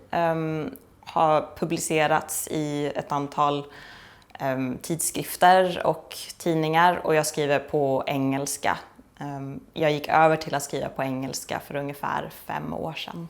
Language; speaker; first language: Swedish; native; Swedish